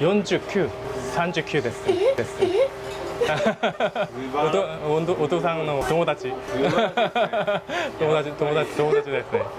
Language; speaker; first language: Japanese; non-native, learner; Korean